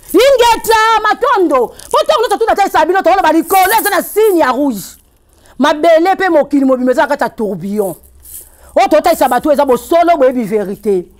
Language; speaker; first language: Lingala; non-native, local second language; Kongo